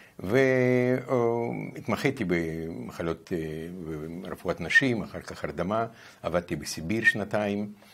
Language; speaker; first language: Hebrew; non-native, fluent; Russian